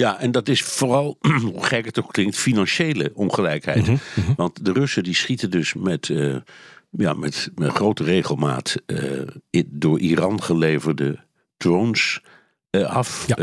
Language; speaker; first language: Dutch; native; Dutch